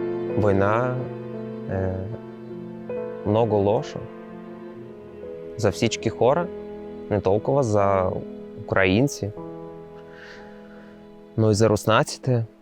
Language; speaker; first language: Bulgarian; non-native, learner; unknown